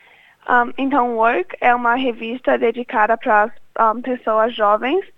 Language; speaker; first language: Portuguese; early bilingual, other home language; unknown